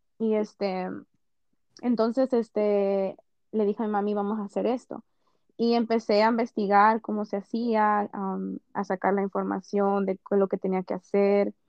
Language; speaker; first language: Spanish; early bilingual, heritage; Spanish